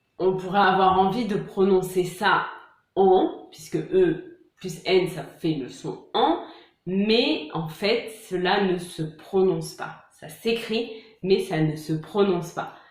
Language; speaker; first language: French; native; French